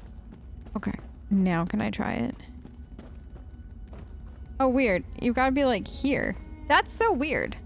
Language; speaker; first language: English; native; English